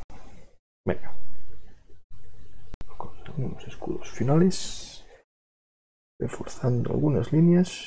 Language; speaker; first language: Spanish; non-native, local second language; Catalan